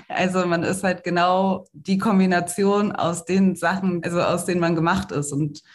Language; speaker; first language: German; native; German